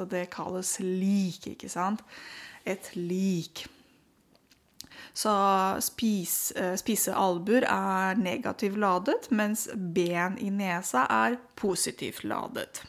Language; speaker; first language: Norwegian; non-native, fluent; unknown